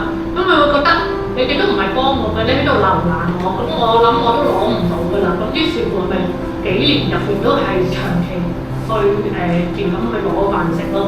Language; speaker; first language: Cantonese; native; Cantonese